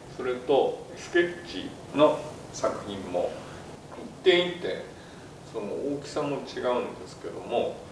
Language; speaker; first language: Japanese; native; Japanese